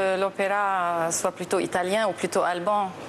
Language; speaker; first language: French; non-native, local second language; Arabic